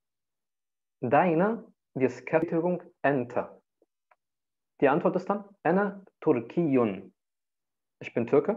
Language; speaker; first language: German; early bilingual, other home language; Turkish